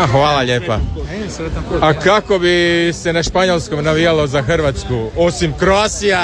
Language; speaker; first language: Serbian; native; Serbian